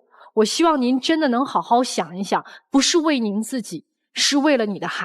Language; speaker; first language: Chinese; native; Chinese